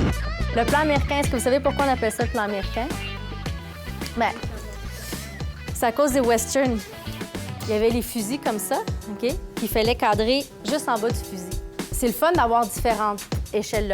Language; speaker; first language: French; native; French